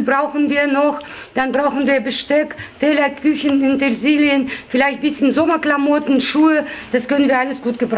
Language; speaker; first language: German; non-native, fluent; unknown